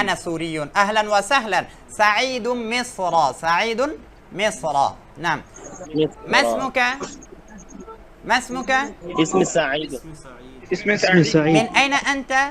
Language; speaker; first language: Arabic; non-native, fluent; Bangla